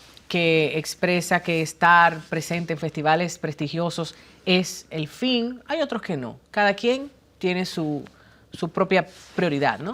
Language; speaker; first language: Spanish; native; Spanish